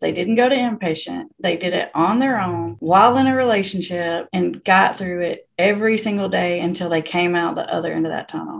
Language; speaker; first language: English; native; English